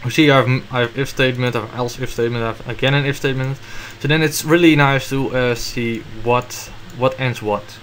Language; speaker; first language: English; non-native, fluent; Dutch